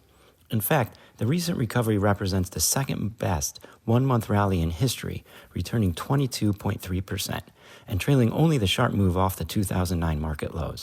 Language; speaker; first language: English; native; English